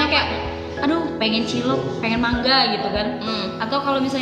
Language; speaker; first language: Malay; native; Malay